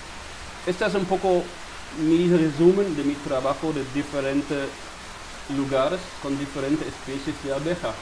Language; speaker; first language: Spanish; non-native, fluent; German